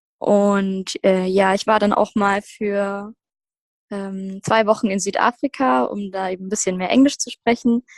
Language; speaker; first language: German; native; German